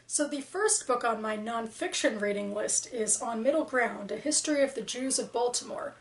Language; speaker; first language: English; native; English